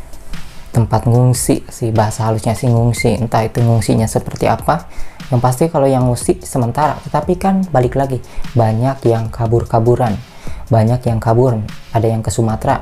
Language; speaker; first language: Indonesian; native; Indonesian